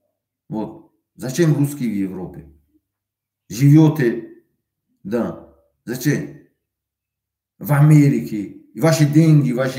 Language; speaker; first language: Russian; non-native, fluent; Tajik